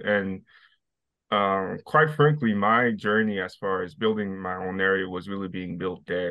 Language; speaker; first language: English; non-native, fluent; Haitian Creole